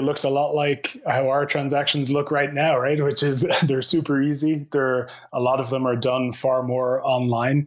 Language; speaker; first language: English; native; English